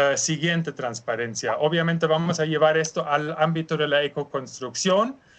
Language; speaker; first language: Spanish; non-native, fluent; German